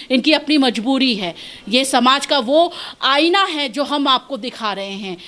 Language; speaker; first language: Hindi; native; Hindi